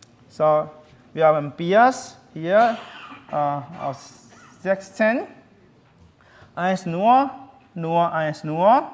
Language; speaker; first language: German; non-native, learner; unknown